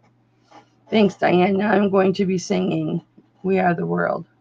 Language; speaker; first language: English; native; English